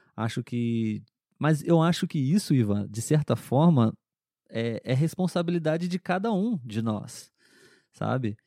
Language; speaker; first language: Portuguese; native; Portuguese